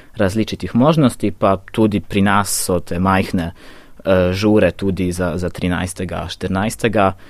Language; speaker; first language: Slovenian; non-native, fluent; Polish